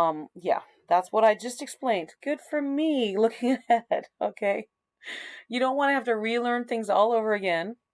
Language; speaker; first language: English; native; English